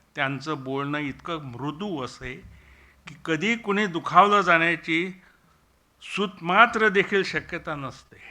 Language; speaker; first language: Marathi; non-native, local second language; Konkani